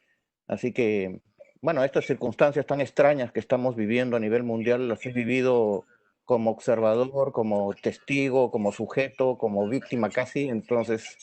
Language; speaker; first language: Spanish; native; Spanish